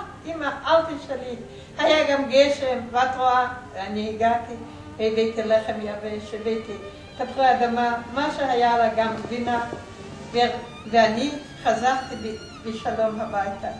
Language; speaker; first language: Hebrew; non-native, fluent; Yiddish